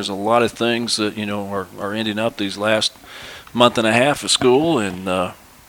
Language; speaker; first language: English; native; English